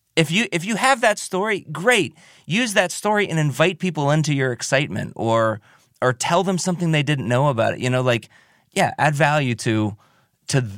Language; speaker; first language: English; native; English